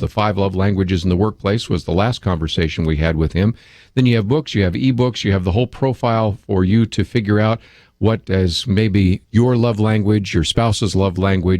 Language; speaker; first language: English; native; English